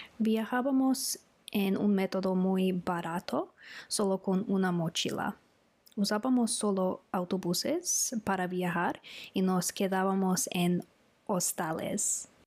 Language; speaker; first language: Spanish; non-native, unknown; English